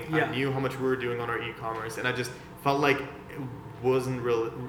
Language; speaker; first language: English; early bilingual, other home language; Persian